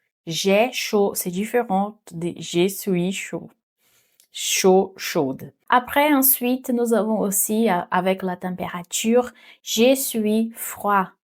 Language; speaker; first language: French; non-native, fluent; Portuguese